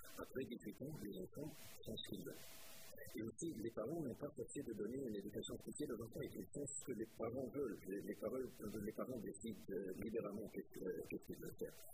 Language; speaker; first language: French; non-native, fluent; German